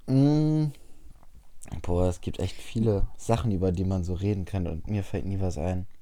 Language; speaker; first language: German; native; German